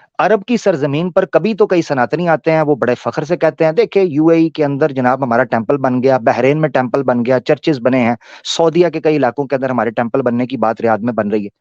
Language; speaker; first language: Urdu; native; Urdu